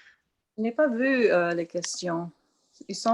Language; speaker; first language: French; non-native, local second language; English